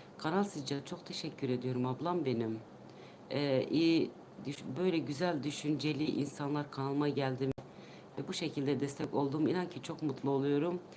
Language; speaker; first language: Turkish; non-native, local second language; Kurdish